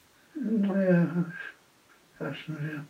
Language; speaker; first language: German; non-native, fluent; Polish